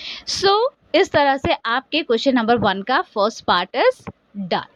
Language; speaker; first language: Hindi; native; Hindi